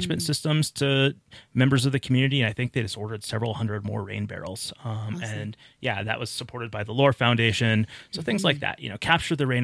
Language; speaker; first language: English; native; English